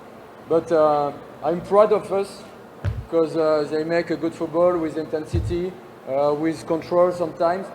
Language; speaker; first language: English; non-native, learner; French